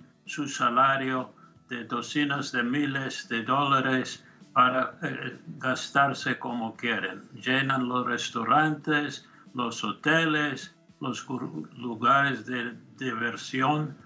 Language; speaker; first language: Spanish; non-native, fluent; English